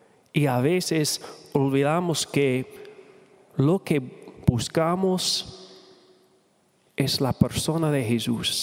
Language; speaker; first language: Spanish; non-native, fluent; English